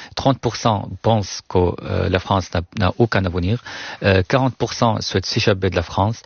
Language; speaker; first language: French; non-native, fluent; Arabic